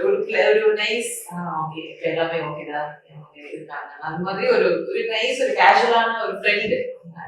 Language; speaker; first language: Tamil; non-native, learner; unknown